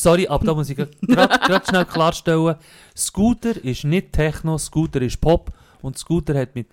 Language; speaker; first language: German; native; German